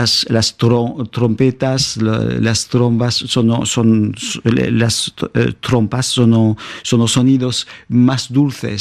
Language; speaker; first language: Spanish; non-native, fluent; French